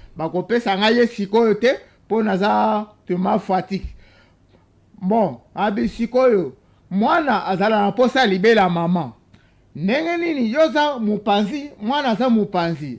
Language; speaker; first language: Lingala; non-native, local second language; Luba-Lulua